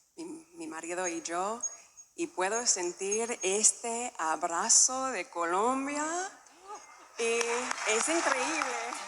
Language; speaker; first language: Spanish; non-native, learner; English